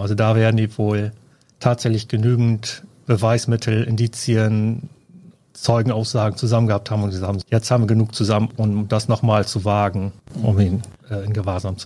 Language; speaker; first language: German; native; German